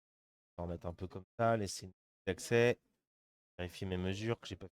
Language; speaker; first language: French; native; French